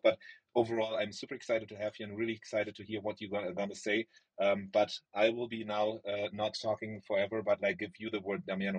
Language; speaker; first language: English; non-native, fluent; German